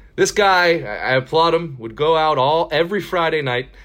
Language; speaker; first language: English; native; English